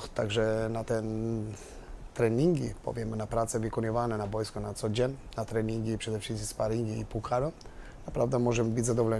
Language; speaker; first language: Polish; non-native, learner; Albanian